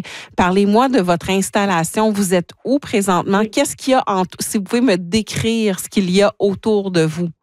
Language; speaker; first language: French; native; French